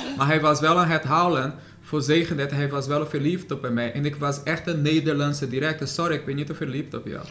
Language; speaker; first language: Dutch; non-native, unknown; Portuguese